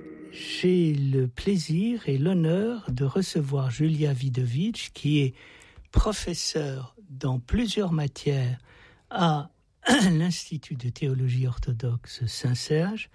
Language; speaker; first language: French; native; French